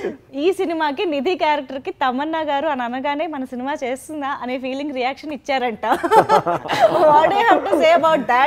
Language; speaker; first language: Telugu; native; Telugu